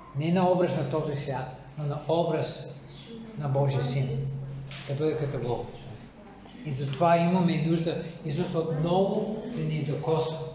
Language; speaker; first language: Bulgarian; non-native, fluent; English